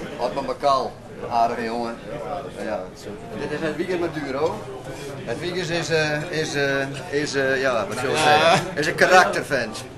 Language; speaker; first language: Dutch; non-native, local second language; Western Frisian